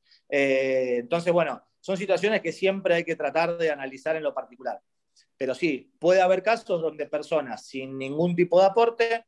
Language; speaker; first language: Spanish; native; Spanish